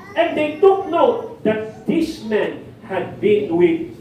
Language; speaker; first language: English; non-native, local second language; Filipino